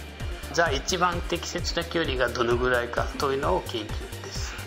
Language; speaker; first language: Japanese; non-native, fluent; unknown